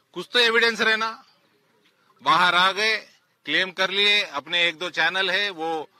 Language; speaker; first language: Hindi; non-native, local second language; Telugu